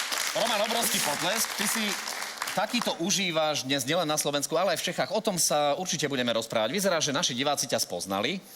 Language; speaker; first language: Slovak; native; Slovak